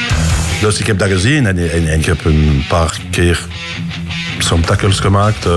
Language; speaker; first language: Dutch; non-native, local second language; French